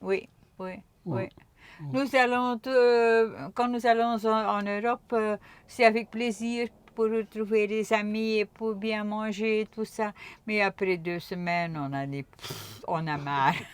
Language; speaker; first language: French; non-native, local second language; Dutch